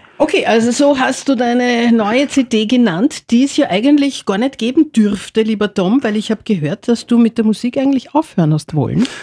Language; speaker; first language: German; native; German